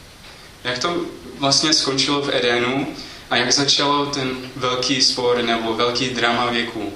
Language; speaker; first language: Czech; non-native, fluent; English